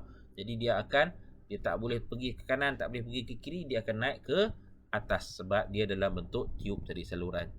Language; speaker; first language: Malay; native; Malay